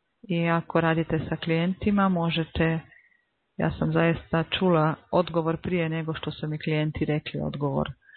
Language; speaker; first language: Serbian; non-native, fluent; Slovenian